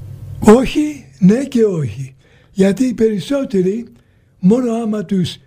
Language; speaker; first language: Greek; early bilingual, heritage; Greek